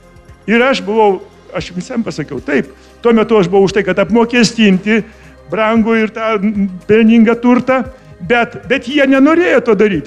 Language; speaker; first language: Lithuanian; native; Lithuanian